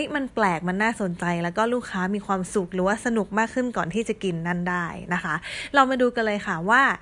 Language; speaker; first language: Thai; native; Thai